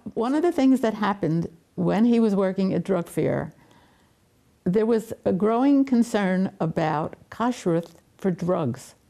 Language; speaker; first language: English; native; English